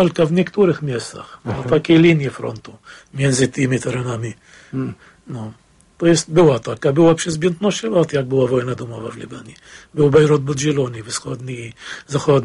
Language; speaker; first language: Polish; non-native, fluent; Arabic